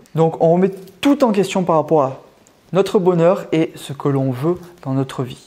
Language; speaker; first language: French; native; French